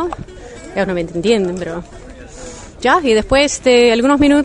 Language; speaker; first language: Spanish; non-native, learner; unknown